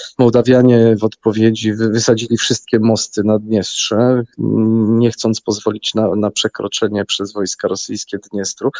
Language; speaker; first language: Polish; native; Polish